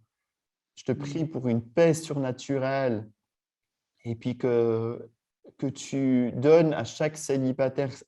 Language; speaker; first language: French; native; French